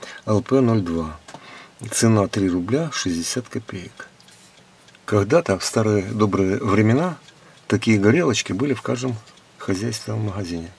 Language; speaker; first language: Russian; native; Russian